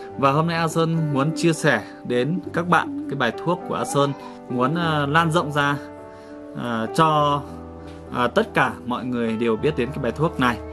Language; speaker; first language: Vietnamese; non-native, local second language; Iu Mien